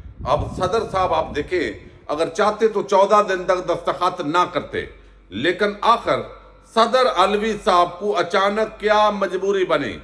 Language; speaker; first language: Urdu; native; Urdu